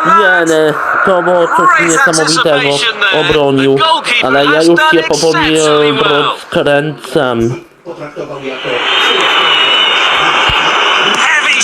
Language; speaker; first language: Polish; native; Polish